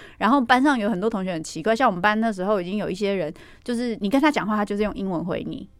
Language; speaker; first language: Chinese; native; Chinese